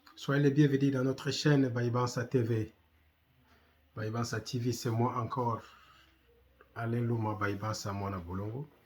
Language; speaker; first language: French; non-native, local second language; Lingala